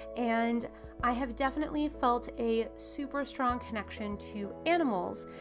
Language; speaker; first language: English; native; English